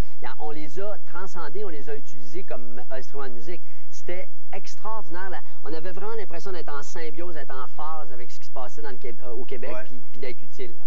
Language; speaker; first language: French; native; French